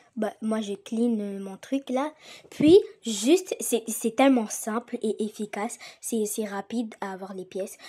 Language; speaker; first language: French; native; French